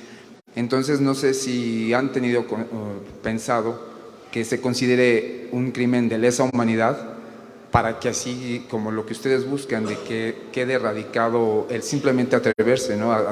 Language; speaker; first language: Spanish; native; Spanish